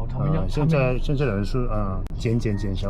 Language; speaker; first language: Chinese; non-native, fluent; Korean